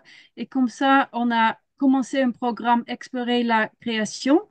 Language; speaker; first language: French; non-native, learner; Dutch